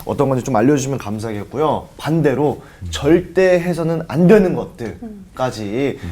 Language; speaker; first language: Korean; native; Korean